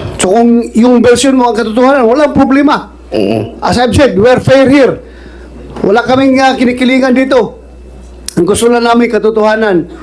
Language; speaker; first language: Filipino; non-native, local second language; Cebuano